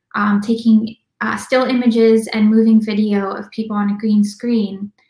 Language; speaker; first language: English; native; English